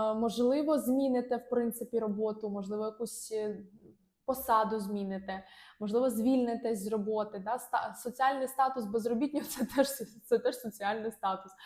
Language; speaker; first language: Ukrainian; non-native, local second language; Russian